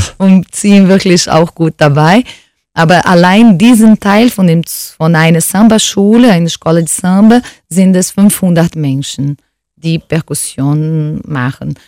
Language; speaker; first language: German; non-native, fluent; Portuguese